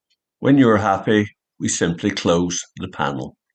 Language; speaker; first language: English; native; English